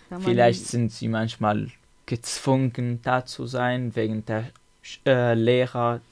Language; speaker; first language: German; non-native, learner; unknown